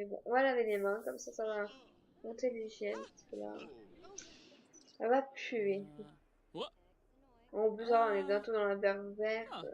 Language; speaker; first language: French; native; French